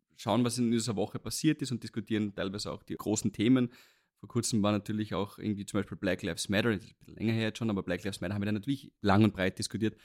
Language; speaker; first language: German; native; German